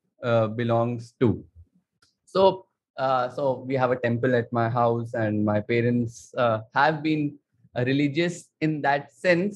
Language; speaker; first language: English; non-native, local second language; Hindi